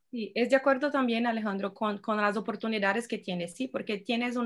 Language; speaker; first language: Spanish; non-native, fluent; Portuguese